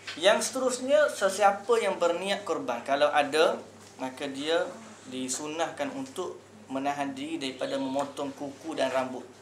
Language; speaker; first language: Malay; native; Malay